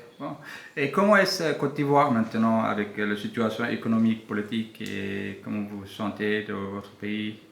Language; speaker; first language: French; non-native, learner; English